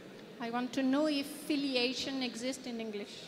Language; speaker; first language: English; non-native, fluent; French